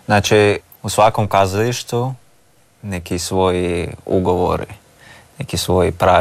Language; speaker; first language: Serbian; non-native, learner; Russian